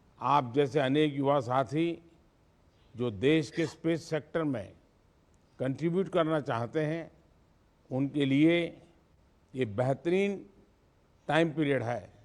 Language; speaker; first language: Hindi; non-native, local second language; Gujarati